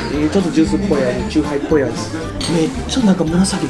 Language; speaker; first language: Japanese; native; Japanese